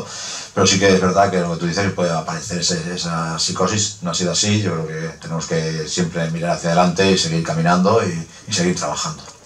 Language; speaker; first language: Spanish; native; Spanish